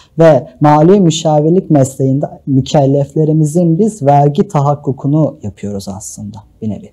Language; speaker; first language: Turkish; native; Turkish